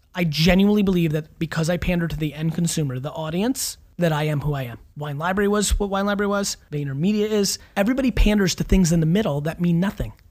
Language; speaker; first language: English; native; English